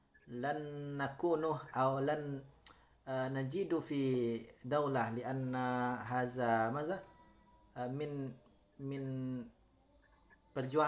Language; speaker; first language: Arabic; non-native, learner; Indonesian